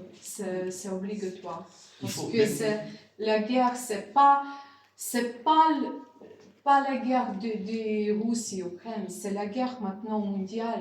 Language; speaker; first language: French; non-native, learner; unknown